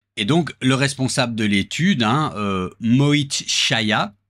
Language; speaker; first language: French; native; French